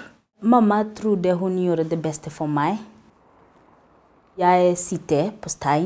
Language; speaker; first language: Norwegian; non-native, learner; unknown